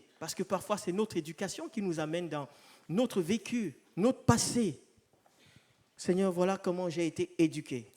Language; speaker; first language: French; native; French